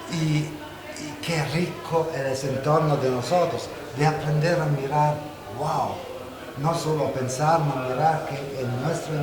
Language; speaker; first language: Spanish; non-native, fluent; Italian